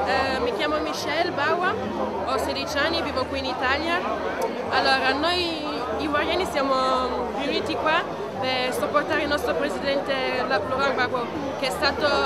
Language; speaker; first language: Italian; early bilingual, other home language; French